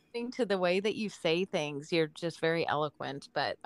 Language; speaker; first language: English; native; English